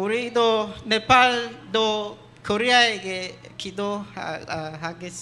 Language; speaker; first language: Korean; non-native, learner; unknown